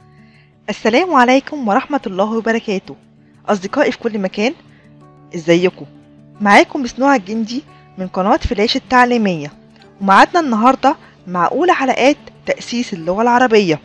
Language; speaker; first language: Arabic; native; Arabic